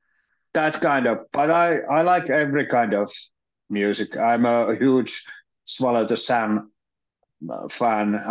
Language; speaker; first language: English; non-native, learner; Finnish